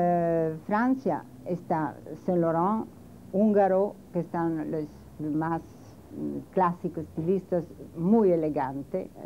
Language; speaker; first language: Spanish; non-native, learner; Italian